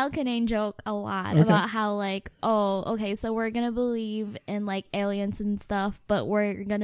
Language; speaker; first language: English; non-native, local second language; Filipino